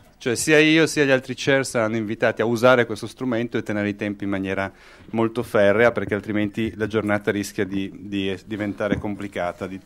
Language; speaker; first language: Italian; native; Italian